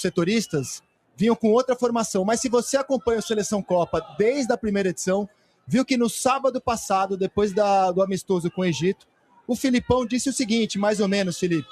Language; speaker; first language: Portuguese; native; Portuguese